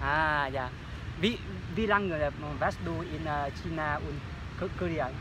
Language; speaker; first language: German; non-native, learner; Vietnamese